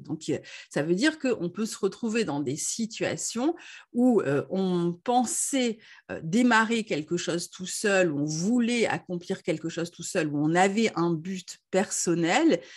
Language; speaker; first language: French; native; French